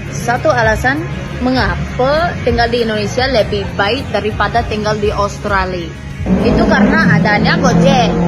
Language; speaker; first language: Indonesian; non-native, fluent; English